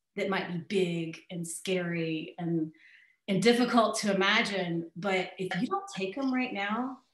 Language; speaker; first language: English; native; English